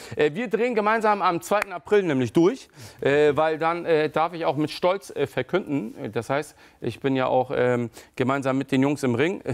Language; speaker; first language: German; early bilingual, other home language; Turkish